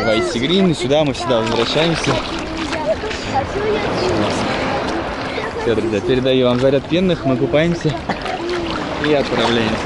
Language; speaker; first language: Russian; native; Russian